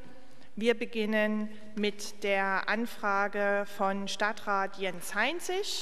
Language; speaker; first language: German; native; German